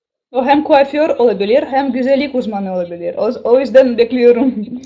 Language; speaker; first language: Turkish; non-native, learner; Russian